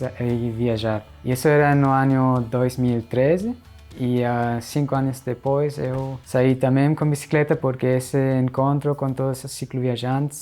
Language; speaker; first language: Portuguese; non-native, fluent; German